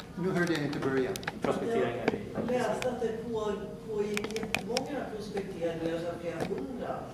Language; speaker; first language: Swedish; non-native, fluent; English